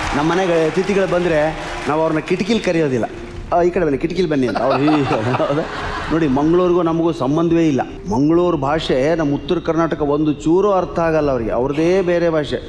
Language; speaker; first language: Kannada; native; Kannada